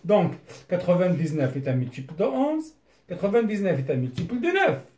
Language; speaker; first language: French; non-native, local second language; Arabic